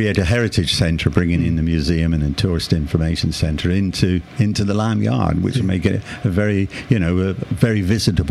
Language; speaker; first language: English; native; English